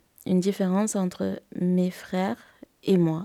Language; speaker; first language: French; native; French